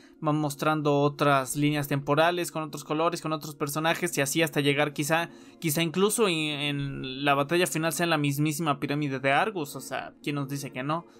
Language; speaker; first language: Spanish; native; Spanish